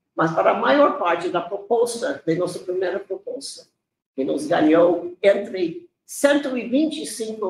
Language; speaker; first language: Portuguese; non-native, fluent; English